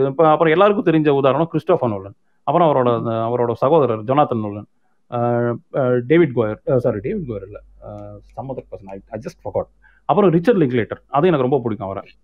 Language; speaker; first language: Tamil; native; Tamil